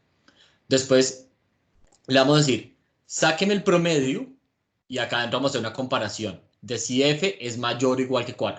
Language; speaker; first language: Spanish; native; Spanish